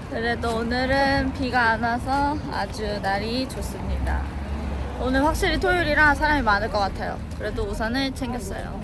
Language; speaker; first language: Korean; native; Korean